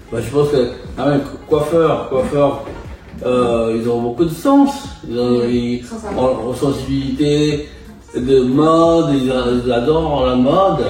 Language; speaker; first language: French; non-native, fluent; Japanese